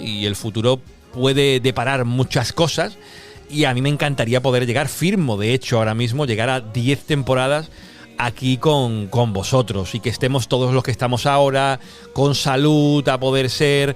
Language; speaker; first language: Spanish; native; Spanish